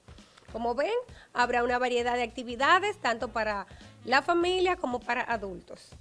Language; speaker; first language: Spanish; native; Spanish